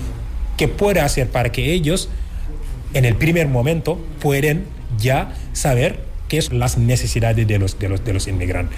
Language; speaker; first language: Spanish; non-native, fluent; Wolof